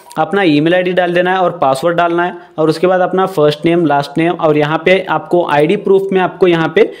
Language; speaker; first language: Hindi; non-native, local second language; Marathi